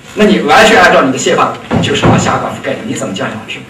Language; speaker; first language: Chinese; native; Chinese